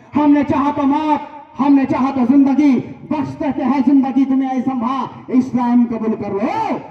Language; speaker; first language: Hindi; non-native, local second language; Marathi